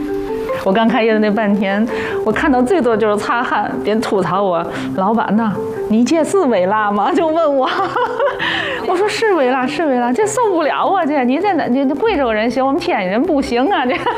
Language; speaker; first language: Chinese; native; Chinese